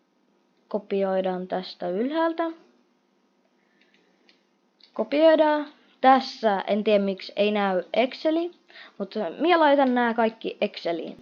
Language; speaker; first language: Finnish; non-native, fluent; Russian